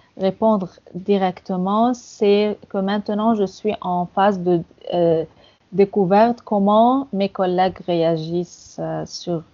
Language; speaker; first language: French; non-native, fluent; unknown